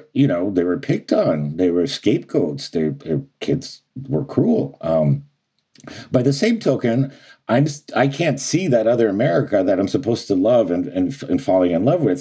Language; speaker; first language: English; native; English